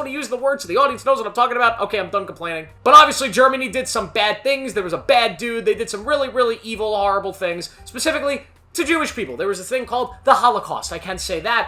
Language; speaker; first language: English; native; English